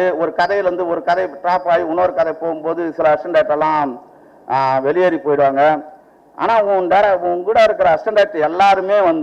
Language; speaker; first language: Tamil; native; Tamil